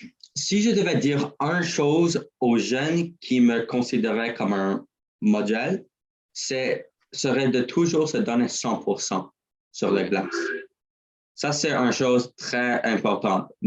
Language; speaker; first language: French; non-native, learner; English